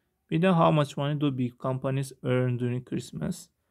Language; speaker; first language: English; non-native, fluent; Azerbaijani